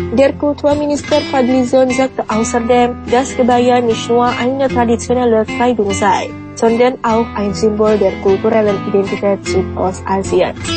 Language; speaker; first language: German; non-native, fluent; Indonesian